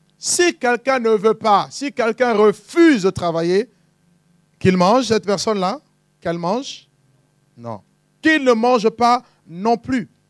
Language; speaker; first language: French; non-native, local second language; Lingala